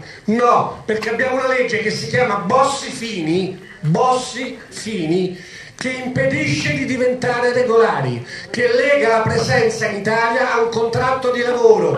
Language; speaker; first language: Italian; native; Italian